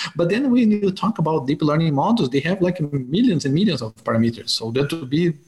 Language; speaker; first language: English; non-native, fluent; Portuguese